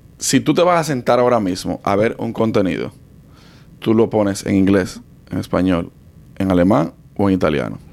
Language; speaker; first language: Spanish; native; Spanish